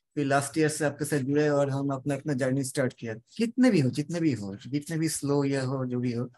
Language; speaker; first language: Hindi; non-native, local second language; Bangla